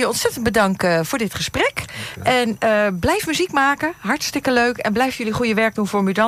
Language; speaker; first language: Dutch; native; Dutch